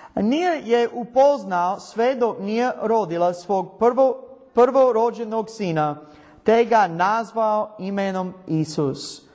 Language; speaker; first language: Croatian; non-native, learner; English